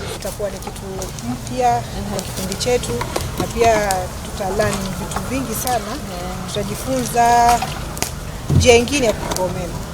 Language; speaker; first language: Swahili; non-native, local second language; Luo (Kenya and Tanzania)